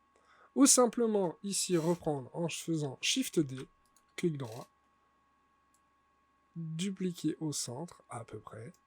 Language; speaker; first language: French; native; French